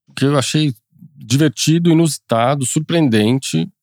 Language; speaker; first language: Portuguese; non-native, fluent; French